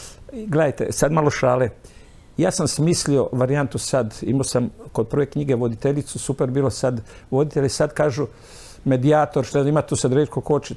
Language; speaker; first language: Croatian; native; Croatian